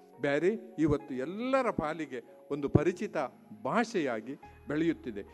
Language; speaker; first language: Kannada; non-native, local second language; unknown